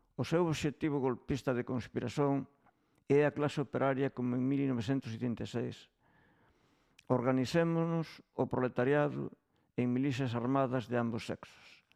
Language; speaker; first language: Galician; native; Galician